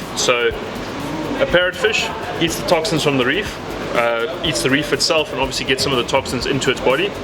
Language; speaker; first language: English; native; English